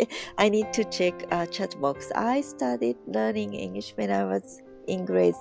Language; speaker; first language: English; non-native, learner; Japanese